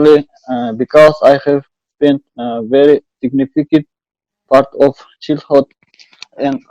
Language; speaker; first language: English; non-native, fluent; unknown